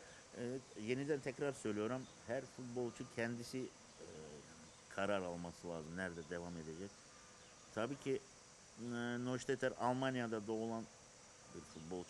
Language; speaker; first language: Turkish; non-native, learner; Russian